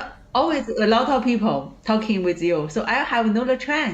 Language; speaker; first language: English; non-native, learner; Chinese